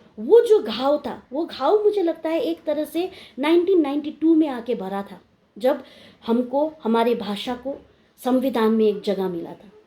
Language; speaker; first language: Hindi; non-native, local second language; Nepali